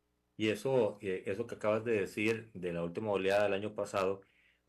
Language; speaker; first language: Spanish; native; Spanish